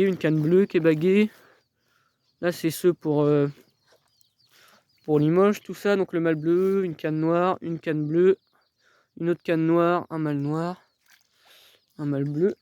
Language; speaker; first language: French; native; French